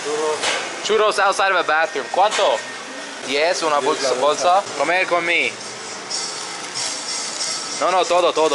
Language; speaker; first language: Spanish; non-native, learner; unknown